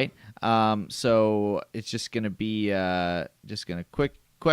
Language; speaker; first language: English; native; English